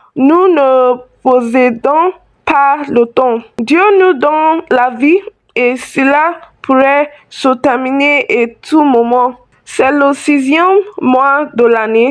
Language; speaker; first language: French; non-native, learner; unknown